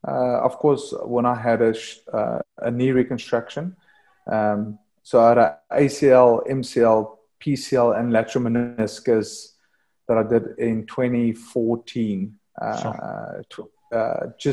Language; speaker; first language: English; non-native, local second language; Afrikaans